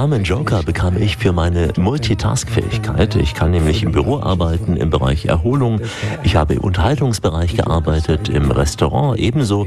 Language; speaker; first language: German; native; German